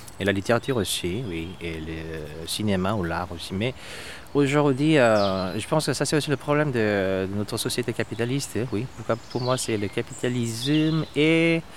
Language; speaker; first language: French; non-native, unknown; Korean